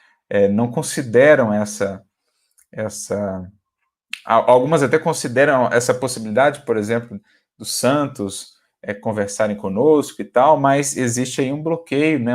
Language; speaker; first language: Portuguese; native; Portuguese